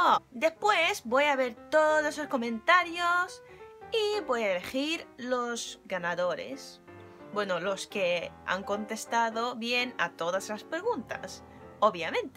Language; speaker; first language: Spanish; non-native, fluent; Japanese